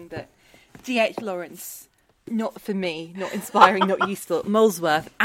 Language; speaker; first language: English; native; English